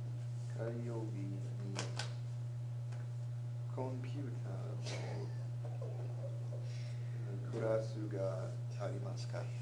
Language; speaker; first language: Japanese; non-native, learner; English